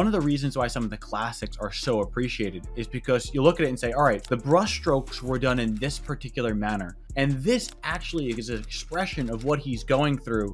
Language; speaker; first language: English; native; English